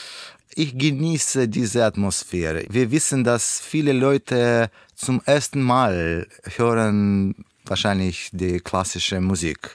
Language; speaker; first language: German; non-native, learner; Russian